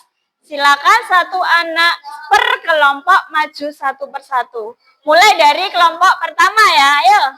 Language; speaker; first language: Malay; non-native, local second language; Javanese